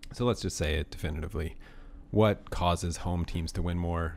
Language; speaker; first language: English; native; English